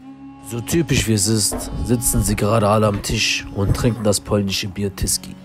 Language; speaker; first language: German; native; German